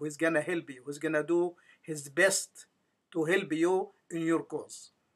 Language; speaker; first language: English; non-native, fluent; Arabic